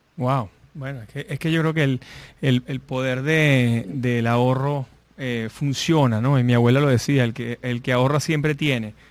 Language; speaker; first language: Spanish; native; Spanish